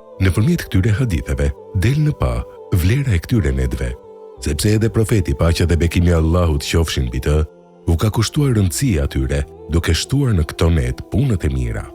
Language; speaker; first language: Albanian; native; Albanian